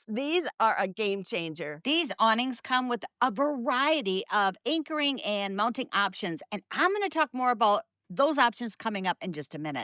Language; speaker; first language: English; native; English